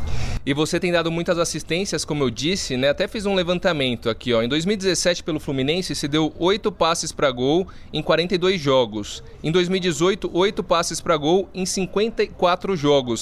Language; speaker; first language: Portuguese; native; Portuguese